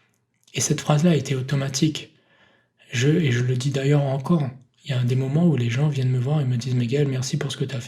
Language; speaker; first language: French; native; French